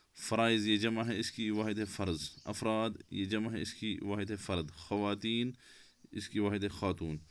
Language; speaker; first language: Urdu; non-native, local second language; Kashmiri